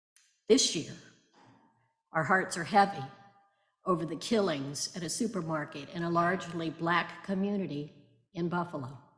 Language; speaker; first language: English; native; English